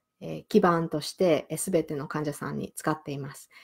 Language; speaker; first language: Japanese; native; Japanese